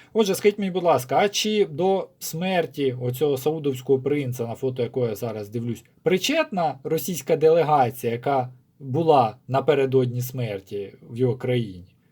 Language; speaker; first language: Ukrainian; non-native, local second language; Russian